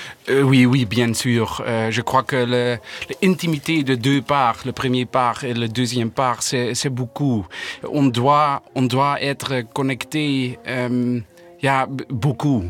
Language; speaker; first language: French; non-native, learner; Dutch